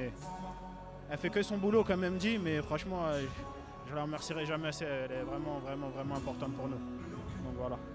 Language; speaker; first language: French; native; French